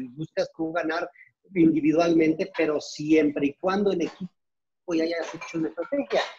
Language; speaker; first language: Spanish; native; Spanish